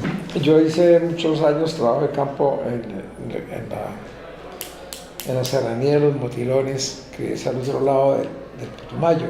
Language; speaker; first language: Spanish; native; Spanish